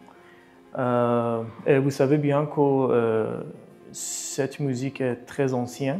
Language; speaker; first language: French; non-native, learner; Persian